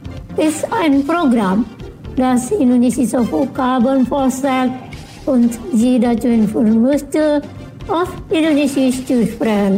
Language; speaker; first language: German; non-native, fluent; Indonesian